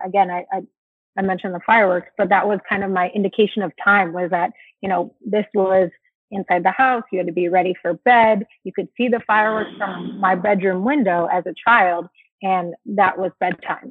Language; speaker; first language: English; early bilingual, other home language; Spanish